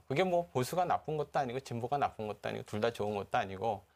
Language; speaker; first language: Korean; native; Korean